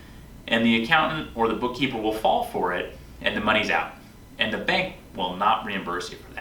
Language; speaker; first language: English; native; English